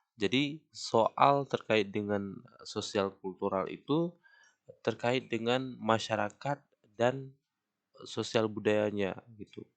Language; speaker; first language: Indonesian; native; Indonesian